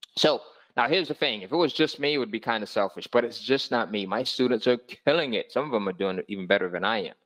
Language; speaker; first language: English; native; English